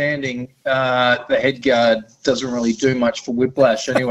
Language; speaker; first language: English; native; English